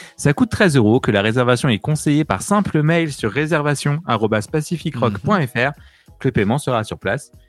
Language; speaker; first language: French; native; French